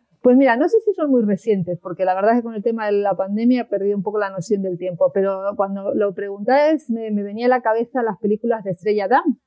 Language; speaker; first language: Spanish; native; Spanish